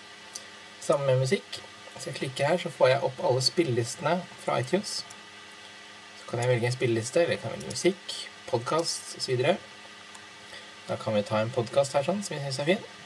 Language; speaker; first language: Norwegian; native; Norwegian